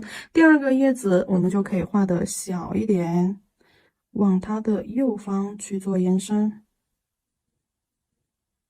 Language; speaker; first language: Chinese; native; Chinese